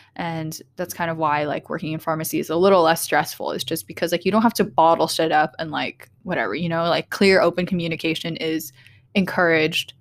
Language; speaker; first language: English; early bilingual, other home language; Vietnamese